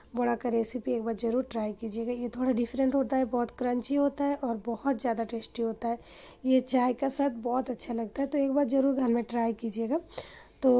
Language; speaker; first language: Hindi; non-native, local second language; Bangla